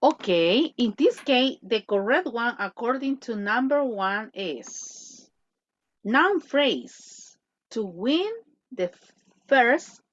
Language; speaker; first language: English; non-native, fluent; Spanish